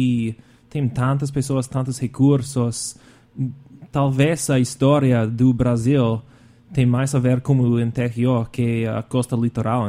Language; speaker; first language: Portuguese; non-native, fluent; English